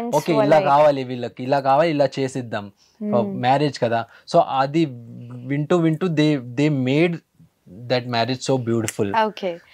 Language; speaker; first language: Telugu; early bilingual, heritage; Telugu